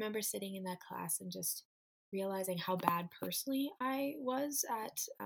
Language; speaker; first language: English; native; English